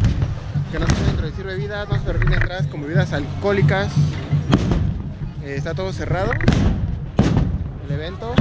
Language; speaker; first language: Spanish; native; Spanish